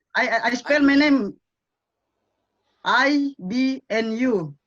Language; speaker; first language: English; non-native, learner; Indonesian